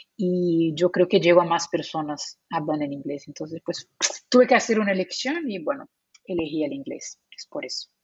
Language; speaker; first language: Spanish; non-native, fluent; Portuguese